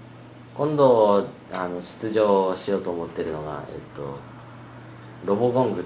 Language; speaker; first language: Japanese; native; Japanese